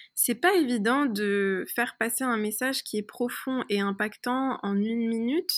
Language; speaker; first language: French; early bilingual, other home language; Persian